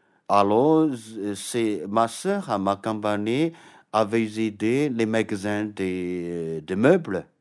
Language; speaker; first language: French; non-native, fluent; Chinese